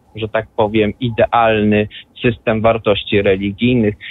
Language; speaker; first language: Polish; non-native, local second language; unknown